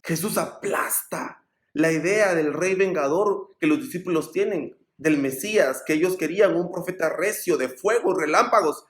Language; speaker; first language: Spanish; native; Spanish